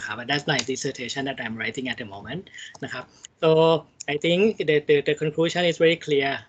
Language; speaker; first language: English; non-native, fluent; Thai